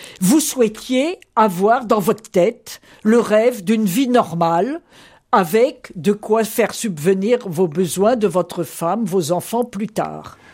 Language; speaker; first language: French; native; French